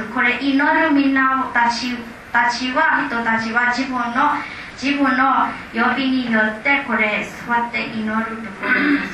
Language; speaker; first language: Japanese; non-native, learner; Burmese